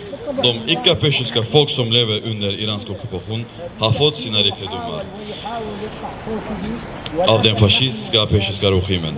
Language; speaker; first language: Swedish; non-native, fluent; Azerbaijani